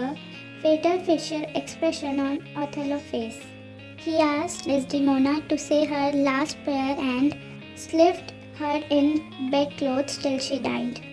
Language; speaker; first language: English; non-native, local second language; Hindi